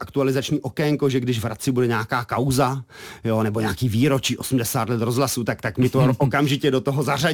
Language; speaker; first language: Czech; native; Czech